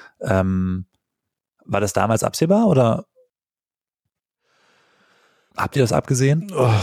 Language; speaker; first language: German; native; German